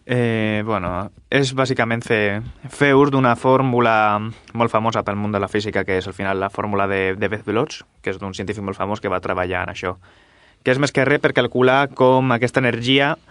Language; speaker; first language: Catalan; native; Catalan